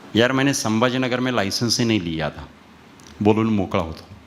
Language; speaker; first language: Hindi; non-native, local second language; Marathi